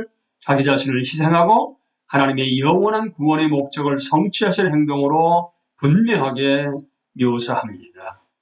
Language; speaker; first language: Korean; native; Korean